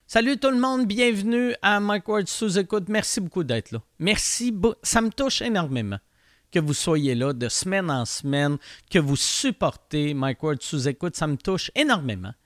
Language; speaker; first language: French; native; French